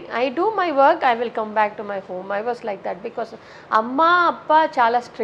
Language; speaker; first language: Telugu; non-native, learner; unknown